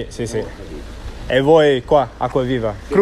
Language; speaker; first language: Italian; non-native, fluent; English